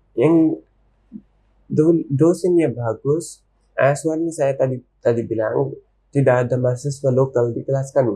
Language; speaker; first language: Indonesian; non-native, learner; Urdu